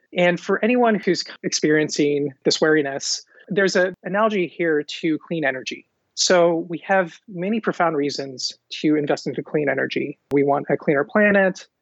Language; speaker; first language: English; early bilingual, other home language; Hindi